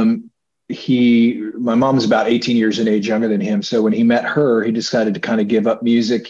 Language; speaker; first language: English; native; English